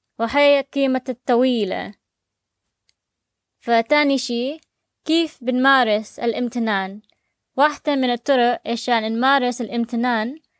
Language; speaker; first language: Arabic; native; Arabic